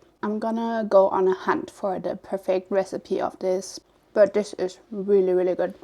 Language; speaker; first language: English; non-native, fluent; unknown